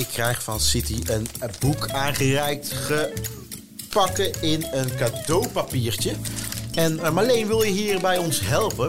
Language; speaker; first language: Dutch; native; Dutch